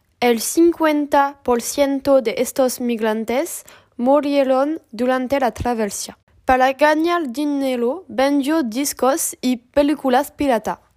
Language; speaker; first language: Spanish; non-native, learner; French